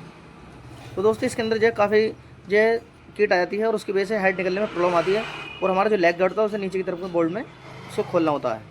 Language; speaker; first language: Hindi; native; Hindi